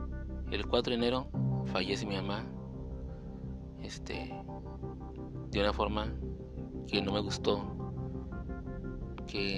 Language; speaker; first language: Spanish; native; Spanish